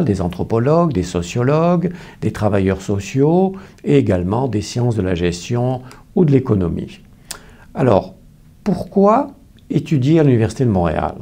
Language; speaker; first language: French; native; French